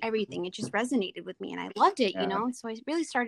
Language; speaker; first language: English; native; English